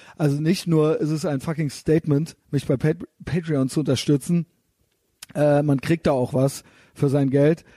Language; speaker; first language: German; native; German